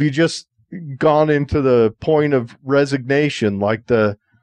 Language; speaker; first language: English; native; English